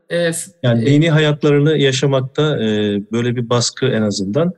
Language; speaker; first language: Turkish; native; Turkish